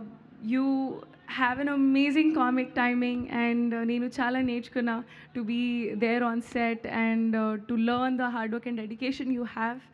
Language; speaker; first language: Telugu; non-native, learner; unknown